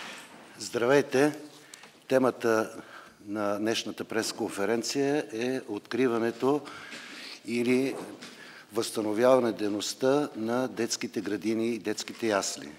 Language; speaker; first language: Bulgarian; native; Bulgarian